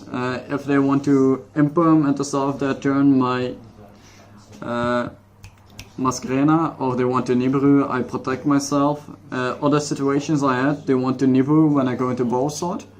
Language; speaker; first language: English; non-native, fluent; Dutch